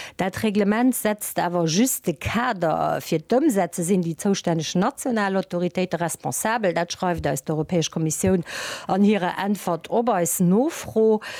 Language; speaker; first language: Luxembourgish; native; Luxembourgish